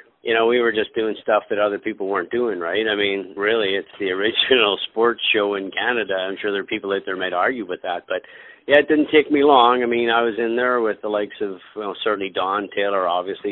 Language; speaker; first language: English; native; English